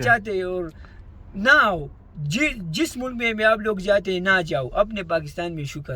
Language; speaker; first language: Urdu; non-native, local second language; Pashto